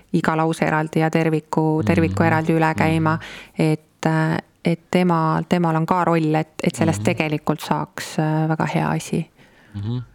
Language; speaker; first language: Estonian; native; Estonian